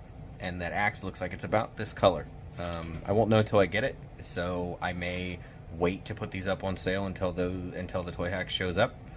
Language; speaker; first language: English; native; English